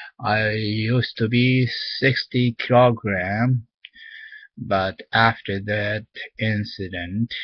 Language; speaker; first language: English; non-native, learner; Japanese